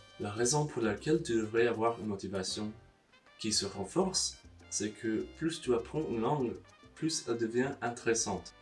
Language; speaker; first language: French; non-native, learner; English